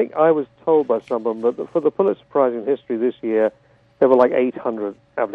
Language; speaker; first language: English; native; English